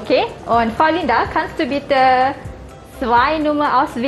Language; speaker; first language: German; non-native, fluent; Malay